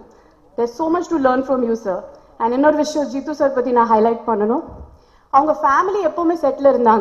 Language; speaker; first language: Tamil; non-native, local second language; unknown